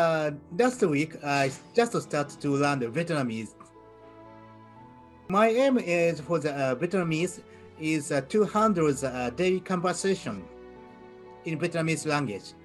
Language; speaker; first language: English; non-native, learner; Japanese